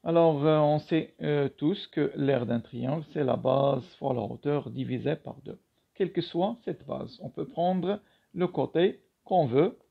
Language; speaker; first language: French; non-native, local second language; Arabic